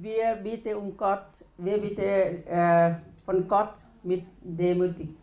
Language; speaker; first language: German; non-native, learner; Thai